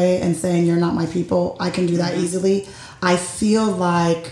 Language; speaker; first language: English; early bilingual, other home language; Spanish